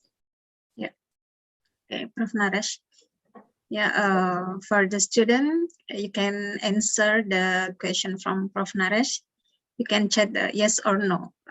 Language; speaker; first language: English; non-native, learner; Indonesian